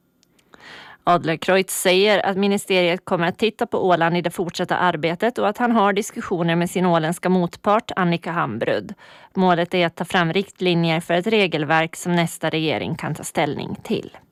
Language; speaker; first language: Swedish; native; Swedish